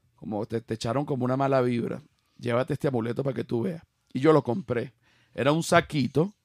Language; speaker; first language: Spanish; native; Spanish